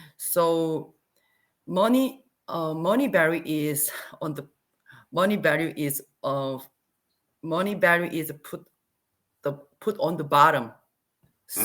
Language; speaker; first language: English; non-native, learner; Korean